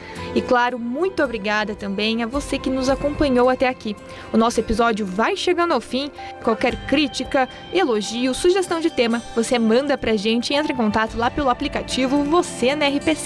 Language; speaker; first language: Portuguese; native; Portuguese